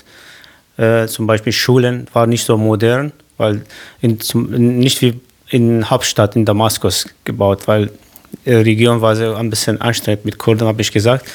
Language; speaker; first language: German; non-native, learner; Kurdish